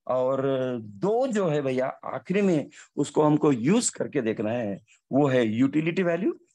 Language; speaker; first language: Hindi; non-native, local second language; Marathi